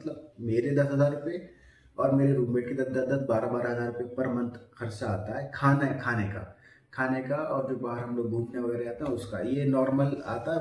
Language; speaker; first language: Hindi; native; Hindi